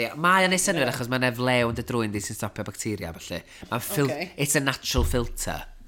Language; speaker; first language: Welsh; native; Welsh